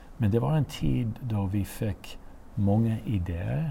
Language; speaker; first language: Swedish; non-native, fluent; English